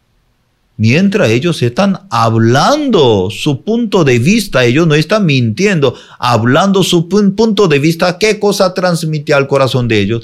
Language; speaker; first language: Spanish; non-native, fluent; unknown